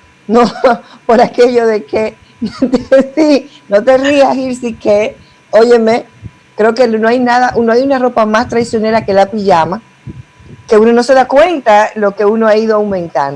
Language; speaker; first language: Spanish; native; Spanish